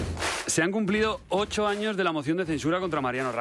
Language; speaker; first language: Spanish; native; Spanish